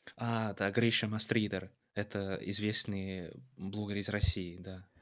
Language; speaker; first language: Russian; non-native, fluent; English